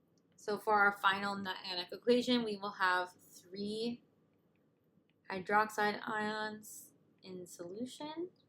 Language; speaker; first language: English; native; English